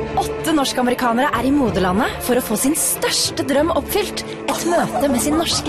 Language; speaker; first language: Norwegian; native; Norwegian